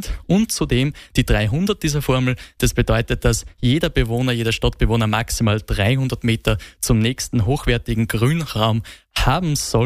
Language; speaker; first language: German; native; German